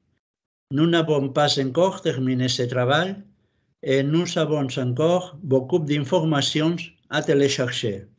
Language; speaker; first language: French; non-native, learner; Catalan